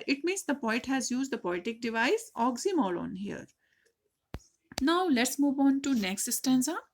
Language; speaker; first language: English; non-native, local second language; Hindi